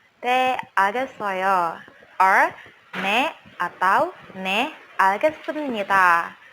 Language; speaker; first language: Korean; non-native, learner; Indonesian